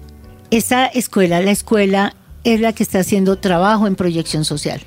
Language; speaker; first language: Spanish; native; Spanish